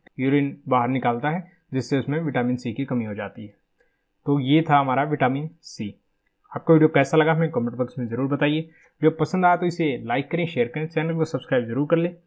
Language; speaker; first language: Hindi; native; Hindi